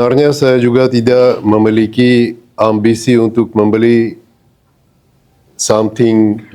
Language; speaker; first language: Indonesian; non-native, fluent; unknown